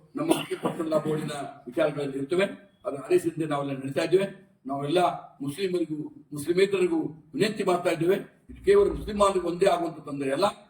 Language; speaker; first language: Kannada; non-native, local second language; Urdu